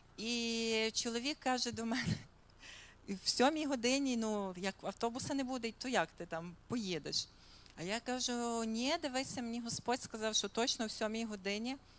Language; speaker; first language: Ukrainian; native; Ukrainian